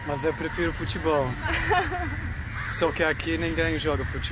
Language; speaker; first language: Portuguese; non-native, learner; English